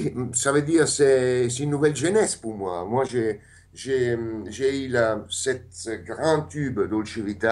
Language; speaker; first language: French; non-native, fluent; Italian